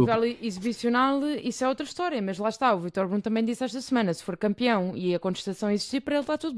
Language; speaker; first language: Portuguese; native; Portuguese